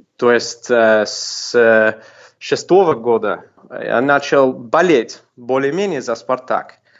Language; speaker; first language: Russian; non-native, fluent; English